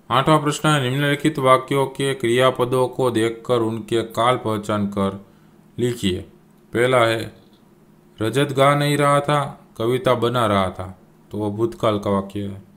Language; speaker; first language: Hindi; non-native, local second language; Gujarati